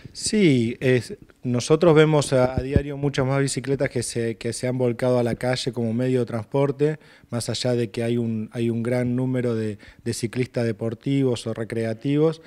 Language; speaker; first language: Spanish; native; Spanish